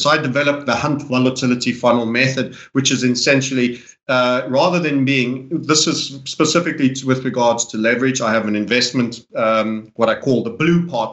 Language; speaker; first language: English; native; English